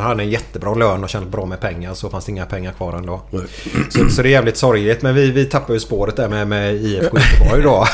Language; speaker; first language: Swedish; native; Swedish